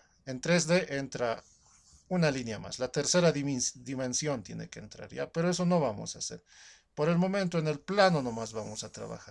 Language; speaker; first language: Spanish; native; Spanish